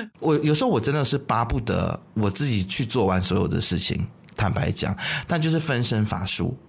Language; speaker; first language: Chinese; native; Chinese